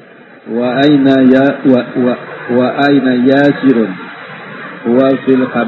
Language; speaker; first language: Arabic; non-native, learner; Indonesian